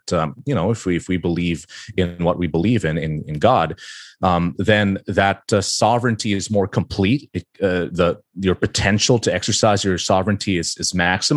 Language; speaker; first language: English; non-native, local second language; Filipino